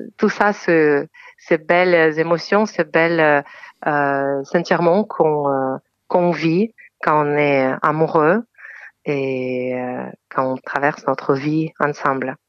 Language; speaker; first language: French; non-native, fluent; Ukrainian